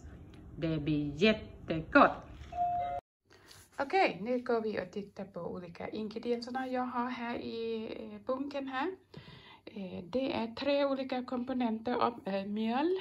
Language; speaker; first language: Swedish; non-native, fluent; Thai